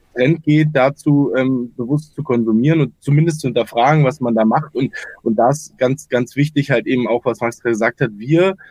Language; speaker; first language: German; native; German